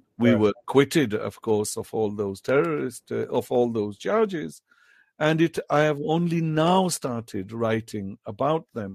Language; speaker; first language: English; non-native, local second language; Pahari-Potwari